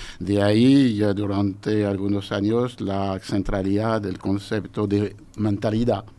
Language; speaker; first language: Spanish; non-native, fluent; French